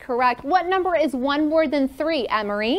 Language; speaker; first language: English; native; English